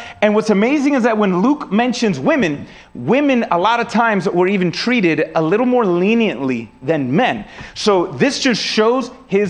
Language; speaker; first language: English; native; English